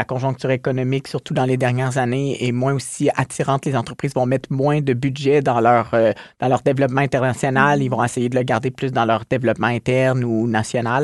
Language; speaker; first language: French; native; French